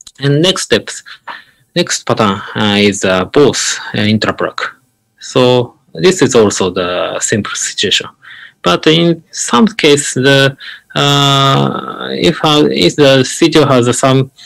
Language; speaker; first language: English; non-native, learner; Japanese